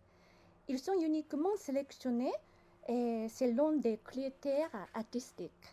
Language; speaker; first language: French; non-native, learner; Japanese